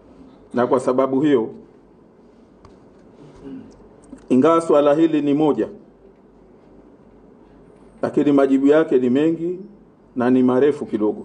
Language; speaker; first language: Swahili; native; Swahili